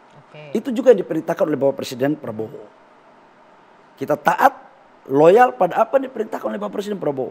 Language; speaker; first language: Indonesian; native; Indonesian